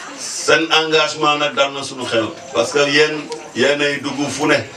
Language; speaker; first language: Wolof; non-native, local second language; Jola-Fonyi